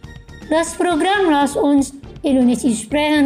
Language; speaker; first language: German; non-native, fluent; Indonesian